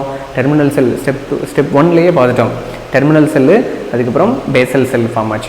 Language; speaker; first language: Tamil; native; Tamil